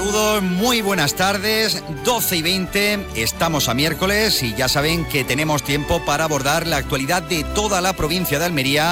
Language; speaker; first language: Spanish; native; Spanish